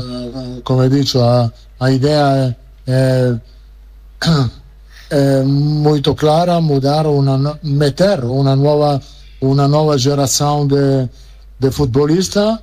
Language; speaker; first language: Portuguese; non-native, fluent; Italian